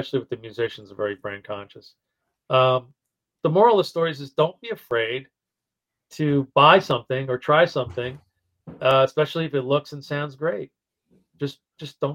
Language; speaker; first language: English; native; English